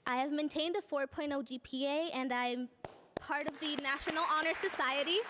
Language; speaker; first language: English; non-native, fluent; Spanish